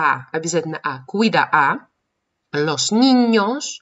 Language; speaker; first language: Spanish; non-native, fluent; Russian